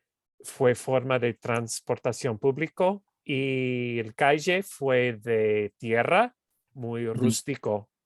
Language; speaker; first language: Spanish; non-native, fluent; English